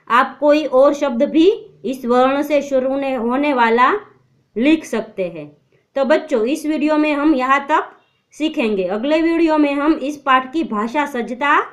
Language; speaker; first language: Hindi; non-native, local second language; Gujarati